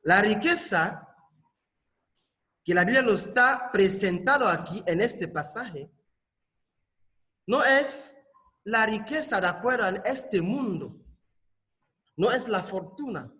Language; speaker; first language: Spanish; non-native, fluent; French